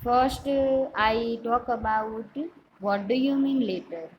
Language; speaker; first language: English; non-native, local second language; Gujarati